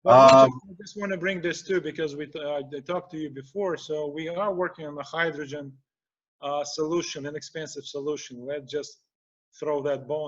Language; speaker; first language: English; non-native, fluent; Russian